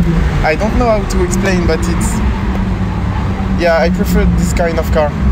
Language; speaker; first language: English; non-native, learner; French